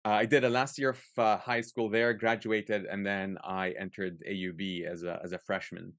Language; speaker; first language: English; early bilingual, other home language; Arabic